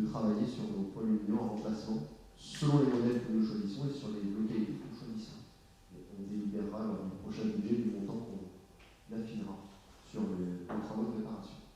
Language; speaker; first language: French; native; French